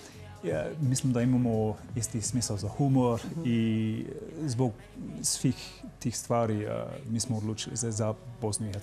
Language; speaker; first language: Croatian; non-native, fluent; English